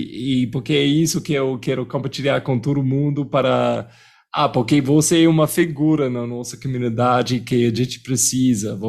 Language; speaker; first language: Portuguese; non-native, fluent; English